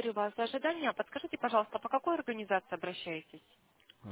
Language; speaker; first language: Russian; native; Russian